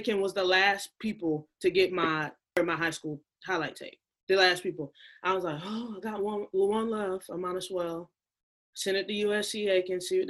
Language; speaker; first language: English; native; English